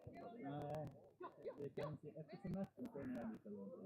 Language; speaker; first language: Swedish; native; Swedish